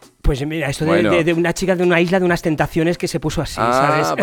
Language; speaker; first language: Spanish; native; Spanish